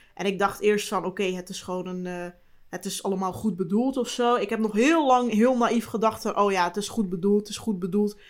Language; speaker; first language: Dutch; early bilingual, other home language; Turkish